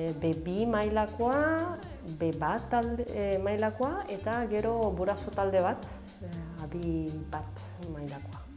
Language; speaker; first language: Basque; non-native, fluent; Spanish